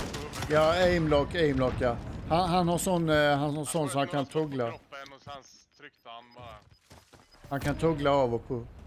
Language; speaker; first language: Swedish; native; Swedish